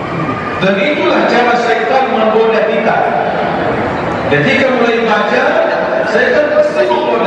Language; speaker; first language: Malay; non-native, fluent; Arabic